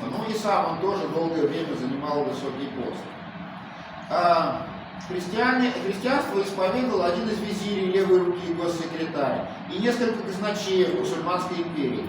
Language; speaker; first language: Russian; native; Russian